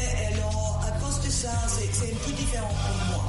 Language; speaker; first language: French; non-native, fluent; English